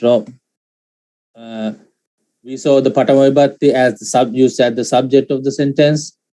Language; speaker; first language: English; non-native, fluent; Vietnamese